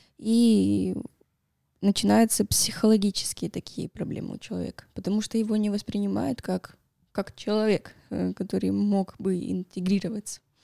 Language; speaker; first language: Russian; non-native, fluent; Spanish